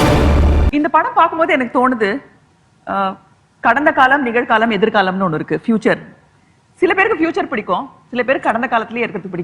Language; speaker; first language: Tamil; native; Tamil